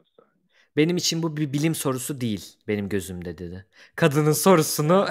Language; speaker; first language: Turkish; native; Turkish